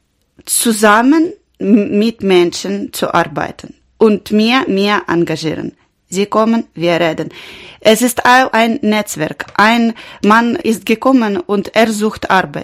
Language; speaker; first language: German; non-native, learner; Ukrainian